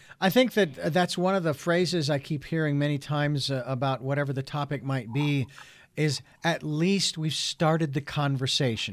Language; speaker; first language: English; native; English